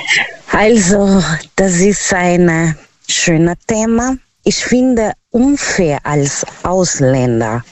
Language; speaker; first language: German; non-native, fluent; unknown